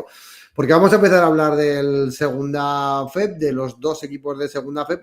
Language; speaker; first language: Spanish; native; Spanish